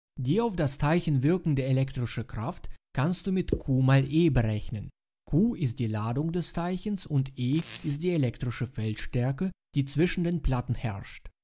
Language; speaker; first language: German; native; German